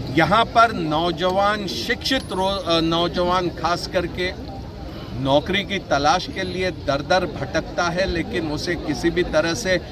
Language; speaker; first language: Hindi; non-native, local second language; Marathi